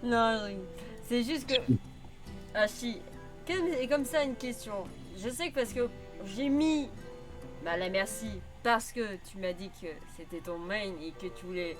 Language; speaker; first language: French; native; French